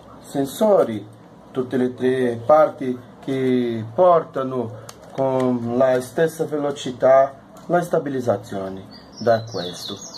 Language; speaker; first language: Italian; non-native, learner; Portuguese